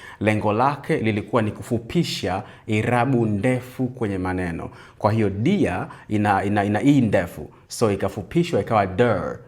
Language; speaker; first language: Swahili; native; Swahili